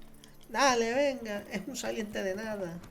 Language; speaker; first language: Spanish; native; Spanish